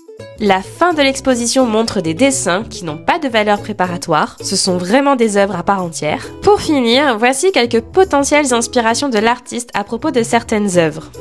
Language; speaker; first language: French; native; French